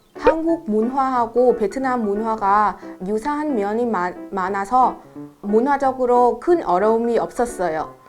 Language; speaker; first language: Korean; non-native, fluent; Vietnamese